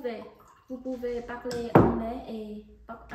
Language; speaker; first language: French; non-native, learner; Vietnamese